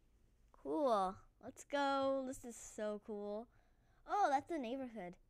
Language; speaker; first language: English; native; English